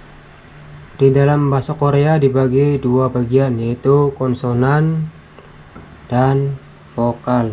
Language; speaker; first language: Indonesian; non-native, local second language; Javanese